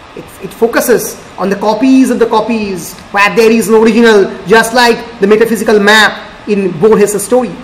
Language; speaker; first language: English; non-native, local second language; Bangla